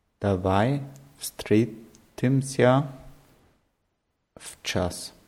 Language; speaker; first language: Russian; non-native, learner; German